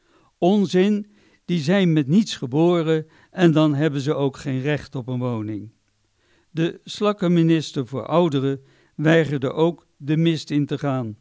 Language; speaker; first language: Dutch; native; Dutch